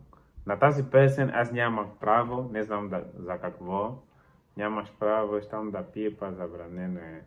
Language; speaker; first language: Bulgarian; non-native, learner; Portuguese